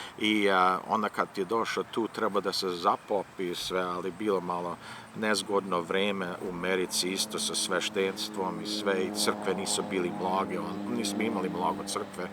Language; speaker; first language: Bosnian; early bilingual, heritage; Serbian